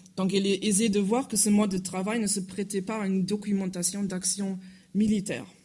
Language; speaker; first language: French; non-native, fluent; German